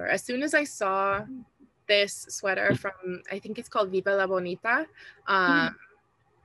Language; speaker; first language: English; early bilingual, other home language; Spanish